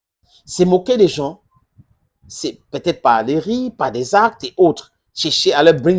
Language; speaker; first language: French; non-native, local second language; English